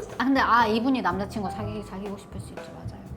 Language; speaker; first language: Korean; non-native, fluent; Kazakh